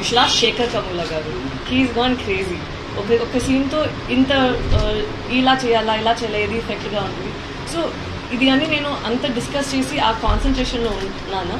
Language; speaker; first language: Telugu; non-native, learner; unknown